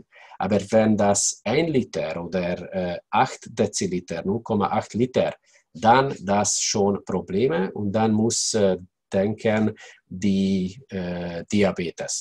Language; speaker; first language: German; non-native, learner; Hungarian